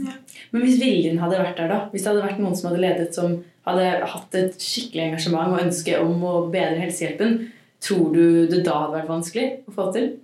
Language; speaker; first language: Norwegian; native; Norwegian